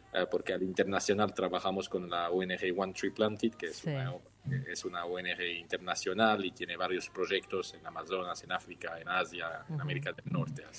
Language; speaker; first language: Spanish; non-native, fluent; French